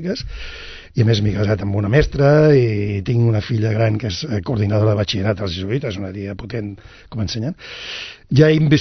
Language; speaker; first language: Catalan; non-native, local second language; Spanish